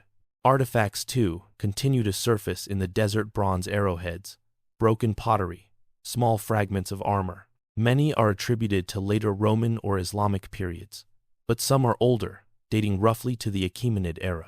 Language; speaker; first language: English; native; English